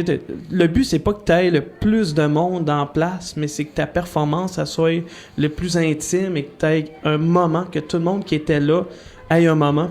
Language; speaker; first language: French; native; French